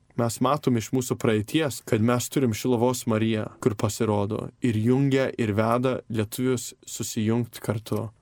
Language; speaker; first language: Lithuanian; early bilingual, heritage; Lithuanian